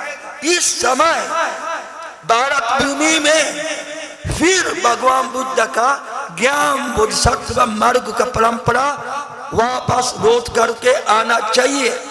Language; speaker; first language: Hindi; non-native, learner; Japanese